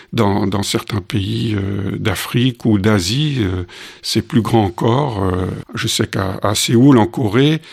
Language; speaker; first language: French; native; French